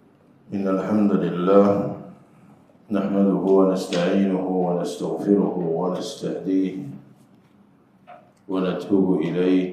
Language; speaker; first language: Arabic; non-native, fluent; Indonesian